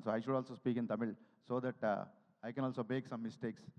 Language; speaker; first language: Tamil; non-native, learner; Telugu